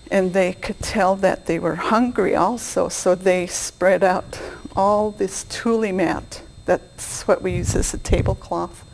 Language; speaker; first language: English; native; English